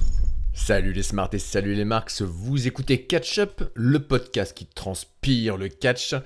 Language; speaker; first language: French; native; French